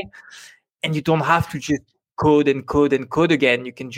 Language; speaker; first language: English; non-native, fluent; French